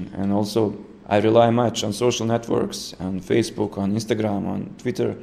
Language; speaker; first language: English; non-native, fluent; Serbian